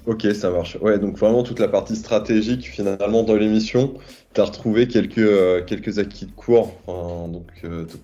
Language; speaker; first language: French; native; French